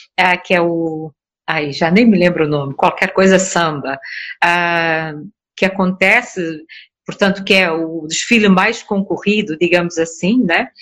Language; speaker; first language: Portuguese; non-native, local second language; Kabuverdianu